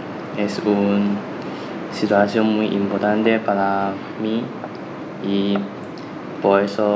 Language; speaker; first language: Spanish; non-native, learner; Chinese